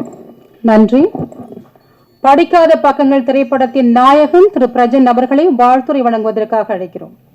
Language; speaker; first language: Tamil; native; Tamil